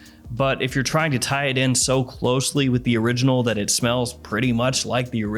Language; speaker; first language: English; native; English